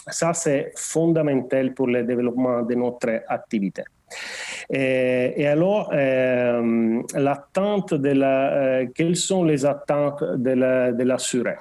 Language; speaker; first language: French; non-native, learner; Portuguese